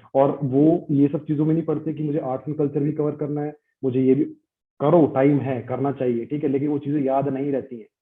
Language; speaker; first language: Hindi; native; Hindi